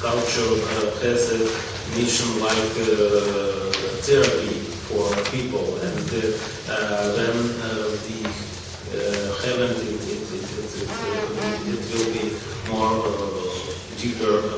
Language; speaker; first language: English; non-native, learner; Russian